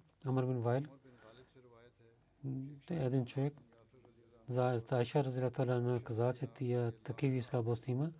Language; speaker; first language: Bulgarian; non-native, learner; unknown